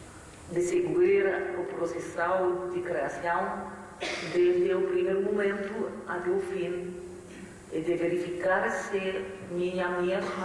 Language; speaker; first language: Portuguese; non-native, learner; French